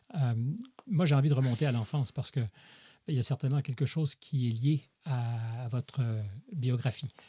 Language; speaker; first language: French; native; French